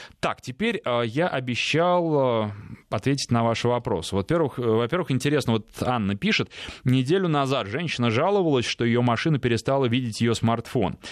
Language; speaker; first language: Russian; native; Russian